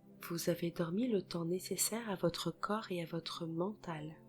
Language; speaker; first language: French; native; French